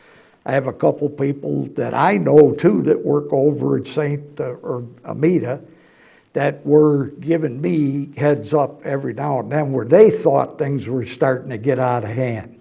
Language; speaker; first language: English; native; English